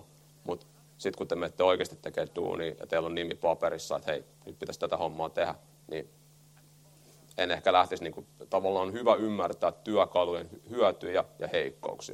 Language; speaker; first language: Finnish; native; Finnish